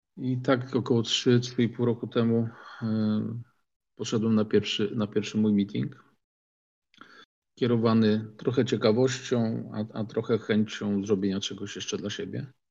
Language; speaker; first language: Polish; native; Polish